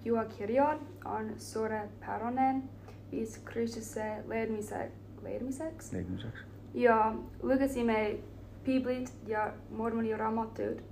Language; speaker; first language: Estonian; non-native, learner; Finnish